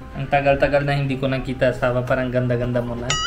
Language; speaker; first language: Filipino; non-native, learner; Punjabi